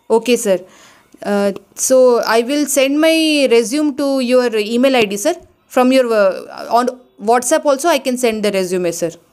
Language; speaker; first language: English; non-native, local second language; Telugu